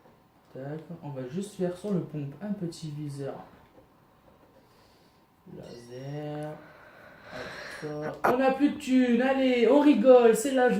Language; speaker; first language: French; native; French